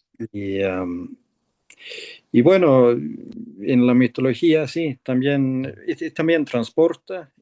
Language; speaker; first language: Spanish; non-native, fluent; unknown